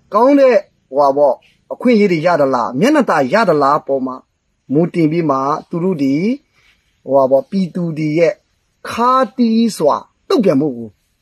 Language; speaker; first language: Burmese; non-native, local second language; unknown